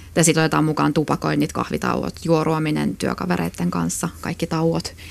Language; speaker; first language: Finnish; native; Finnish